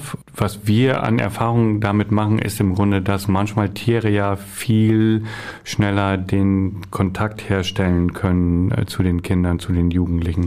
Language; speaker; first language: German; native; German